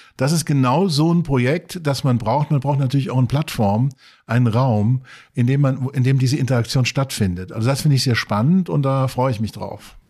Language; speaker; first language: German; native; German